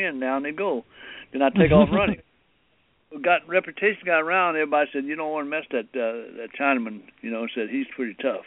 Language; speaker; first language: English; early bilingual, other home language; Cantonese